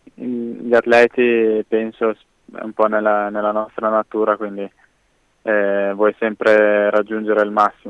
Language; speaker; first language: Italian; native; Italian